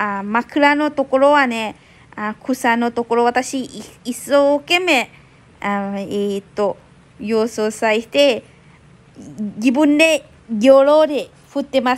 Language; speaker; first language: Japanese; non-native, learner; Thai